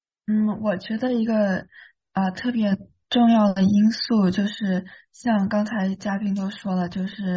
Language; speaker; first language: Chinese; early bilingual, heritage; Chinese